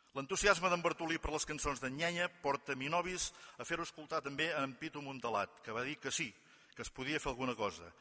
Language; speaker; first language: Catalan; native; Catalan